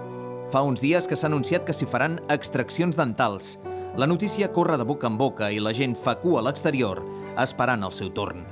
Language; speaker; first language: Catalan; native; Catalan